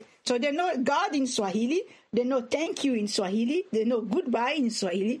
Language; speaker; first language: English; non-native, fluent; Swahili